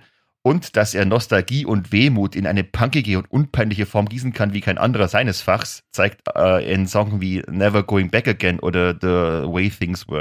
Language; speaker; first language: German; native; German